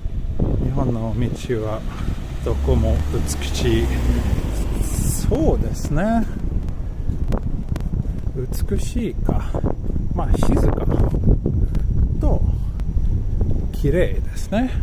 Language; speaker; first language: Japanese; non-native, learner; Swedish